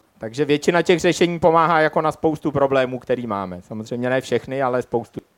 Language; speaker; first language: Czech; native; Czech